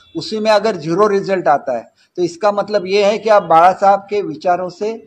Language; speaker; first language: Hindi; non-native, local second language; Marathi